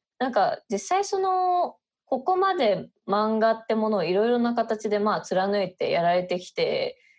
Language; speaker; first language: Japanese; native; Japanese